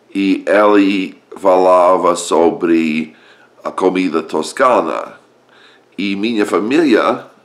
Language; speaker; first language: Portuguese; non-native, learner; English